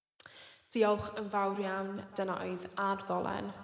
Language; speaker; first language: Welsh; non-native, local second language; English